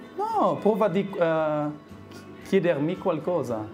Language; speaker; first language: Italian; non-native, learner; German